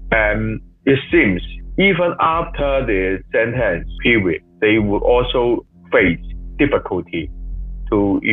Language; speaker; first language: English; non-native, local second language; Cantonese